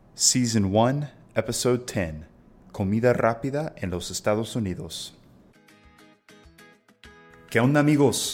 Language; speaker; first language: Spanish; non-native, fluent; English